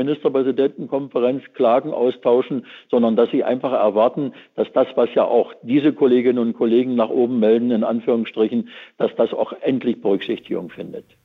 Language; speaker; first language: German; native; German